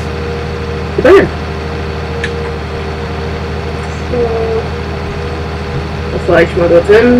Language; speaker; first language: German; native; German